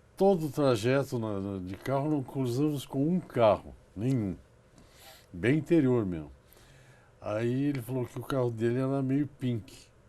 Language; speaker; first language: Portuguese; native; Portuguese